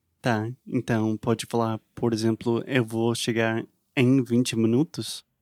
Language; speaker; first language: Portuguese; non-native, learner; English